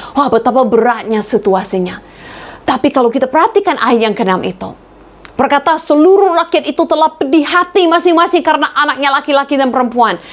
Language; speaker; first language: Indonesian; non-native, fluent; English